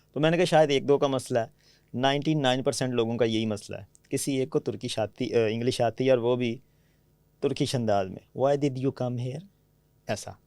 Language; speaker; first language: Urdu; non-native, local second language; Punjabi